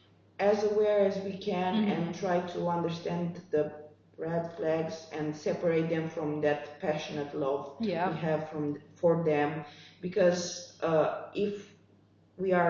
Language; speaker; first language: English; non-native, fluent; Romanian